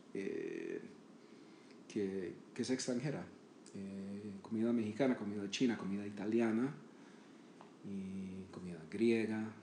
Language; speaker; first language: Spanish; native; Spanish